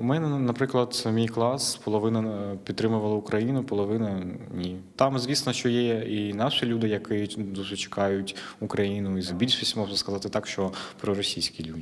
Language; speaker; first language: Ukrainian; non-native, local second language; Russian